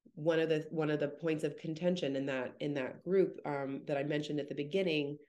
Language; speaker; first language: English; native; English